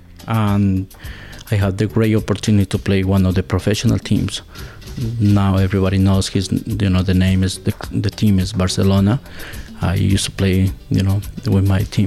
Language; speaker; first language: English; non-native, learner; Spanish